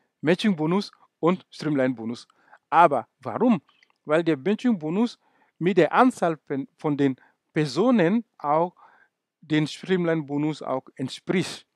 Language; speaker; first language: German; non-native, fluent; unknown